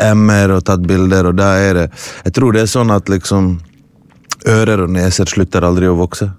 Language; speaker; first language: Norwegian; early bilingual, other home language; Bosnian